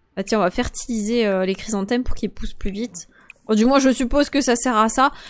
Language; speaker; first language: French; native; French